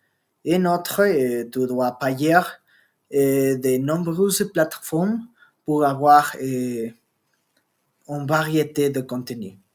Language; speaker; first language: French; non-native, learner; Spanish